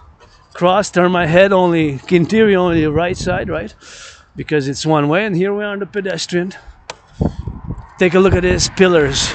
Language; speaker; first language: English; non-native, local second language; French